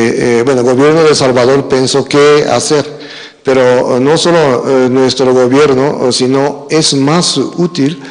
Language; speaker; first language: Spanish; non-native, fluent; Japanese